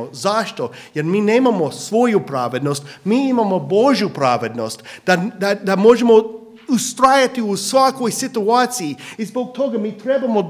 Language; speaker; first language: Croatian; non-native, fluent; English